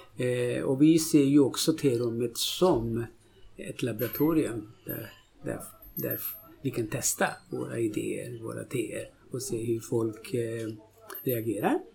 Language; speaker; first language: Swedish; non-native, fluent; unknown